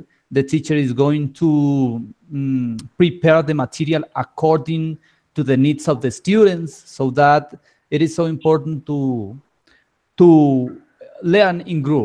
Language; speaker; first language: English; non-native, learner; Spanish